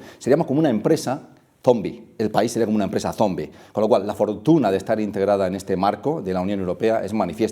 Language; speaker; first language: Spanish; native; Spanish